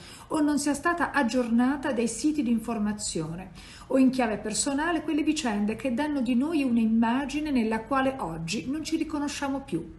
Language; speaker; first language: Italian; native; Italian